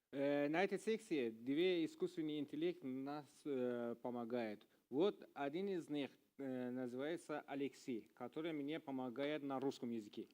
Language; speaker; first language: Russian; non-native, learner; Persian